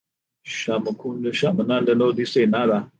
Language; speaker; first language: Spanish; non-native, fluent; English